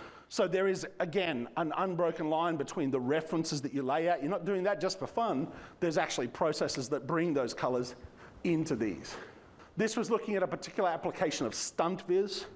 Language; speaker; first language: English; native; English